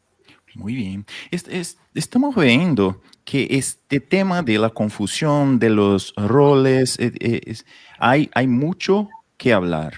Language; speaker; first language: Spanish; non-native, fluent; Portuguese